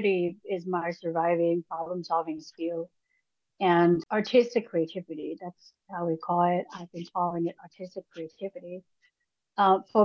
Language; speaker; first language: English; non-native, local second language; Cantonese